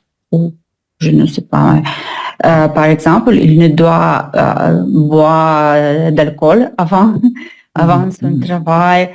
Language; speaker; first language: French; non-native, learner; Russian